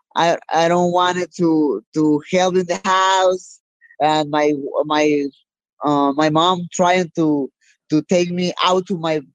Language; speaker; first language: English; non-native, learner; Spanish